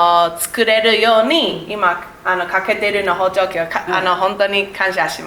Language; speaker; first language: Japanese; non-native, learner; Chinese